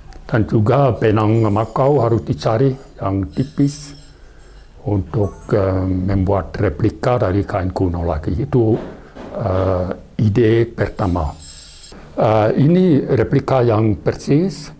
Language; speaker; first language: Indonesian; non-native, learner; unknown